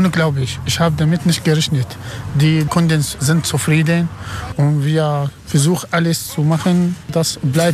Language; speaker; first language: German; non-native, learner; Arabic